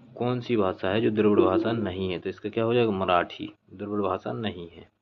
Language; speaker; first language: Hindi; native; Hindi